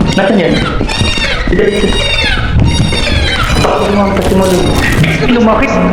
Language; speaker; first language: Filipino; native; Filipino